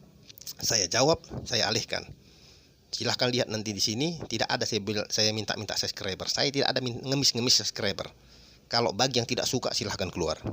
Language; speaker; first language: Indonesian; native; Indonesian